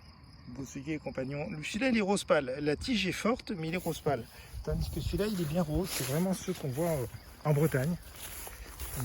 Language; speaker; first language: French; native; French